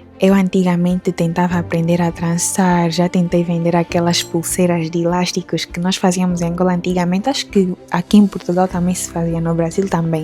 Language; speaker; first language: Portuguese; native; Portuguese